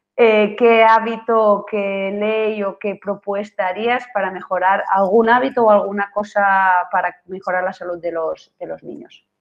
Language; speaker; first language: Spanish; non-native, local second language; Catalan